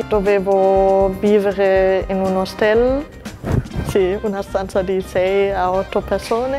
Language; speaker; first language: Italian; non-native, learner; German